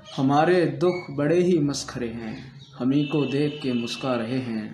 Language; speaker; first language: Hindi; native; Hindi